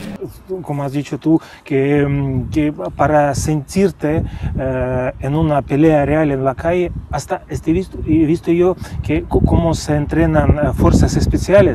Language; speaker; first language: Spanish; non-native, fluent; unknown